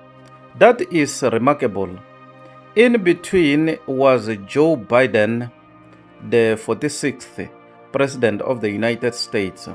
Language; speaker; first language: English; non-native, local second language; Tsonga